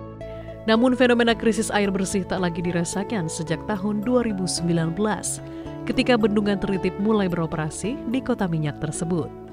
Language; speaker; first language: Indonesian; native; Indonesian